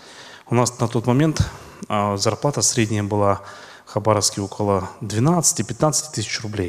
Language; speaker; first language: Russian; native; Russian